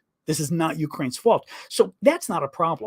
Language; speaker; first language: English; native; English